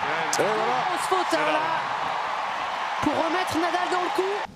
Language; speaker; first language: French; native; French